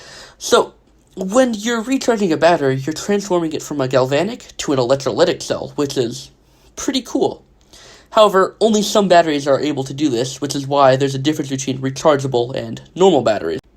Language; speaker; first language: English; native; English